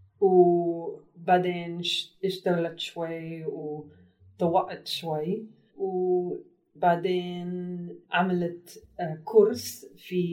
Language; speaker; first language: Arabic; non-native, learner; English